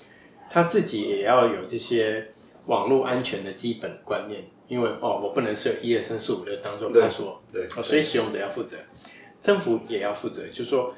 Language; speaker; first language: Chinese; native; Chinese